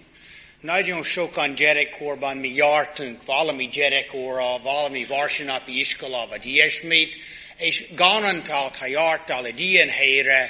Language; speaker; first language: Hungarian; non-native, learner; English